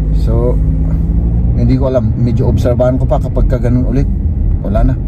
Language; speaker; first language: Filipino; native; Filipino